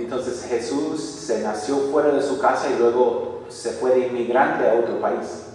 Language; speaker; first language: Spanish; non-native, fluent; English